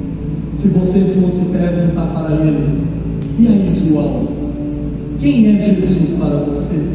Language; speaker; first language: Portuguese; native; Portuguese